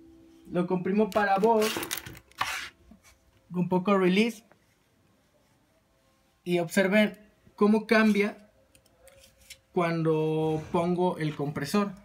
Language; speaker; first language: Spanish; native; Spanish